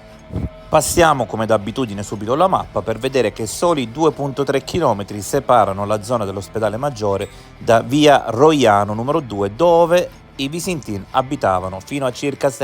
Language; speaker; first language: Italian; native; Italian